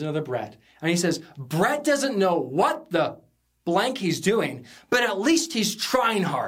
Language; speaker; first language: English; native; English